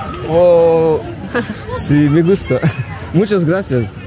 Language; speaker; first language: Spanish; non-native, learner; German